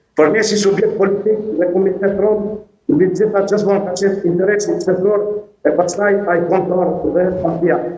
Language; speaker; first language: Albanian; non-native, local second language; Romany